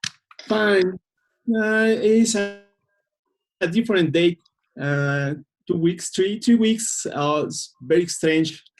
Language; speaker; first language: English; non-native, learner; Spanish